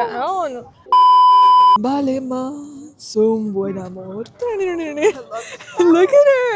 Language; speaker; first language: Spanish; early bilingual, heritage; English